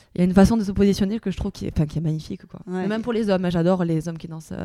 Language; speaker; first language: French; native; French